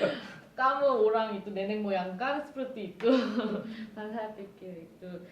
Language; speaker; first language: Indonesian; non-native, fluent; Korean